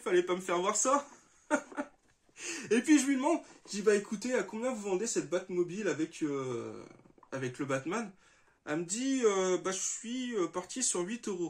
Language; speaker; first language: French; native; French